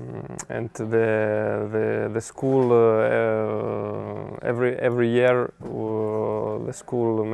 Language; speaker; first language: English; non-native, fluent; Italian